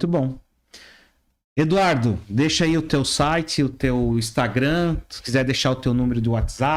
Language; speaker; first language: Portuguese; native; Portuguese